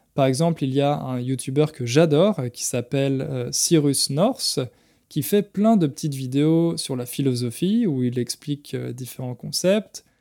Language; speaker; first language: French; native; French